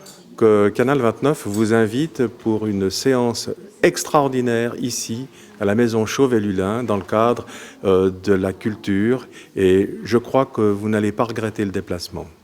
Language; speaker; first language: French; native; French